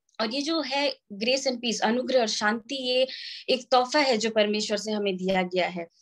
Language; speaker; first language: Hindi; non-native, local second language; Santali